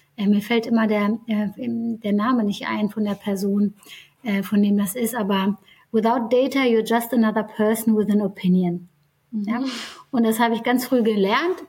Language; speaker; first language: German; early bilingual, other home language; Turkish